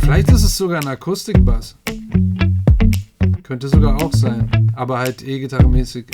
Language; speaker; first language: German; native; German